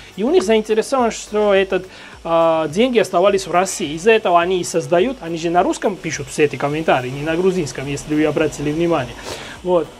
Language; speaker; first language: Russian; non-native, fluent; Georgian